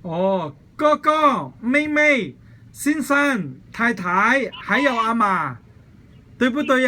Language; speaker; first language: Chinese; non-native, local second language; Cantonese